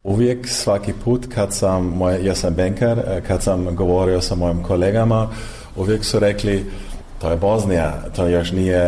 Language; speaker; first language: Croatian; early bilingual, heritage; Croatian